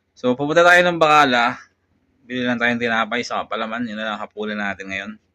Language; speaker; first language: Filipino; native; Filipino